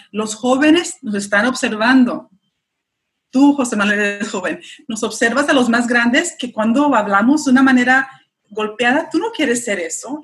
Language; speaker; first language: Spanish; early bilingual, heritage; Spanish